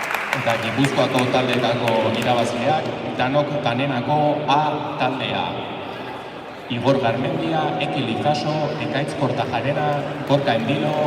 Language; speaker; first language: Basque; native; Basque